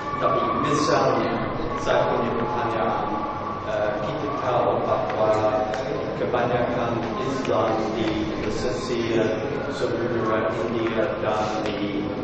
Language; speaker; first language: Indonesian; non-native, fluent; English